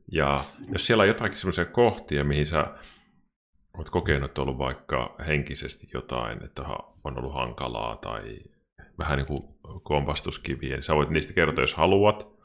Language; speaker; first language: Finnish; native; Finnish